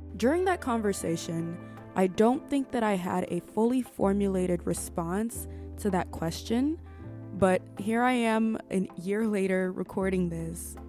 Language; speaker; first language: English; early bilingual, other home language; Yoruba